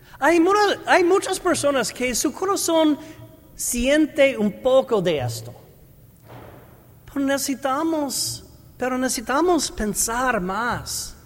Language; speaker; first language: Spanish; non-native, learner; English